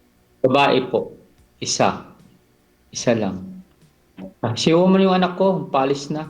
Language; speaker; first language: Filipino; non-native, local second language; Cebuano